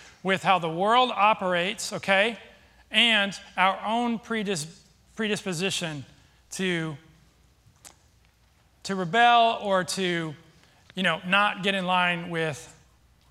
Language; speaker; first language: English; native; English